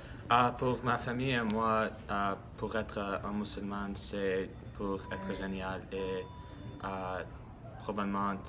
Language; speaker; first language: French; non-native, learner; English